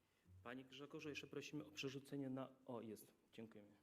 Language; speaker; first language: Polish; native; Polish